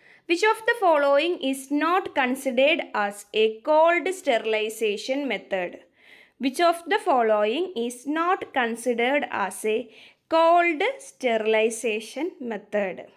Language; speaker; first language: English; non-native, local second language; Malayalam